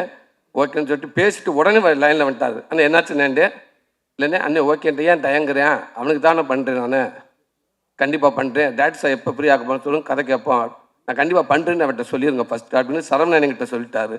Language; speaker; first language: Tamil; native; Tamil